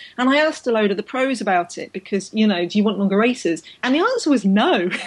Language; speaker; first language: English; native; English